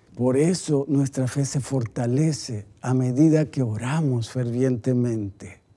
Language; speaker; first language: Spanish; native; Spanish